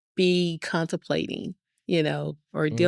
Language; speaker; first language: English; native; English